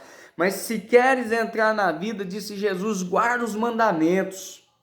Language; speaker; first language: Portuguese; native; Portuguese